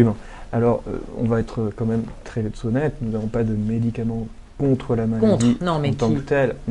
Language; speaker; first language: French; native; French